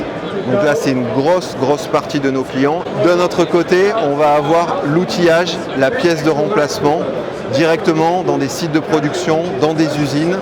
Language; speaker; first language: French; native; French